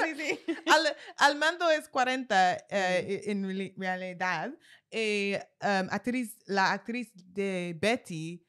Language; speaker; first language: Spanish; non-native, learner; English